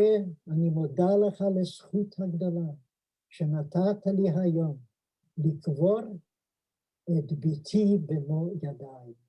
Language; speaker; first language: Hebrew; non-native, fluent; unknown